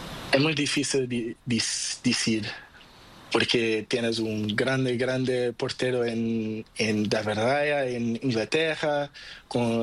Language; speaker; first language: Spanish; non-native, learner; Portuguese